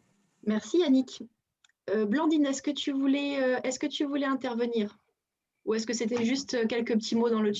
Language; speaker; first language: French; native; French